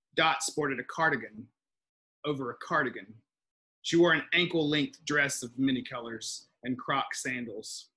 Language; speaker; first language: English; native; English